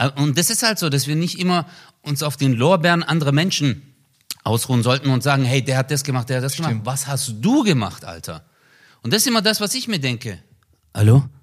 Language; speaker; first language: German; early bilingual, other home language; Turkish